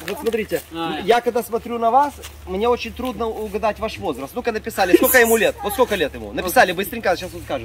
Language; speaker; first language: Russian; native; Russian